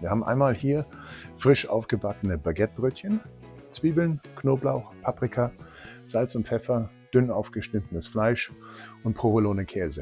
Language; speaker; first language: German; native; German